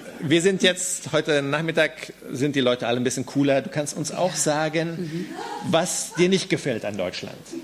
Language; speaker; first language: German; native; German